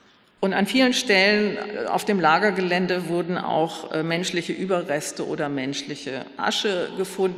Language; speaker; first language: German; native; German